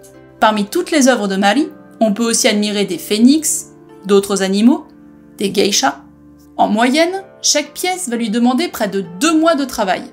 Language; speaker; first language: French; native; French